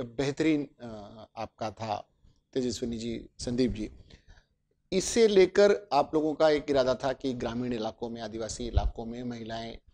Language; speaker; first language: Hindi; native; Hindi